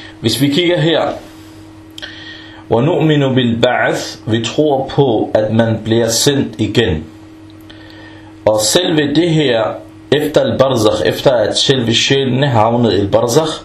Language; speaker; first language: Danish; non-native, fluent; Arabic